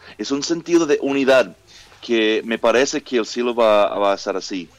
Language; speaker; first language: Spanish; non-native, learner; English